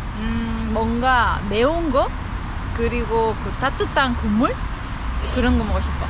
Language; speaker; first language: Korean; non-native, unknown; Spanish